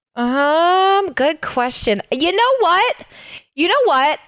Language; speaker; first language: English; native; English